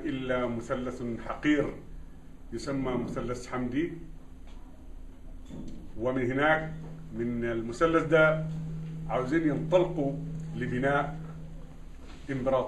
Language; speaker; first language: Arabic; native; Arabic